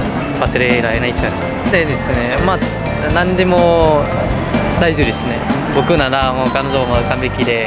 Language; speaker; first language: Japanese; non-native, fluent; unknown